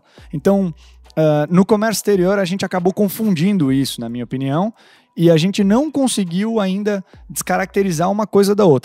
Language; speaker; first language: Portuguese; native; Portuguese